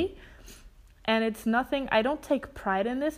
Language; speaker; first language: English; non-native, fluent; German